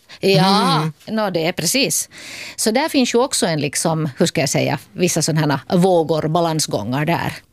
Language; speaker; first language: Swedish; native; Swedish